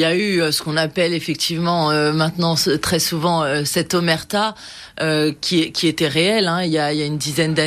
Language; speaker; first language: French; native; French